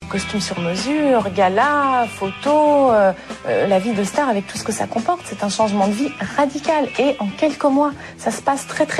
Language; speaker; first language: French; native; French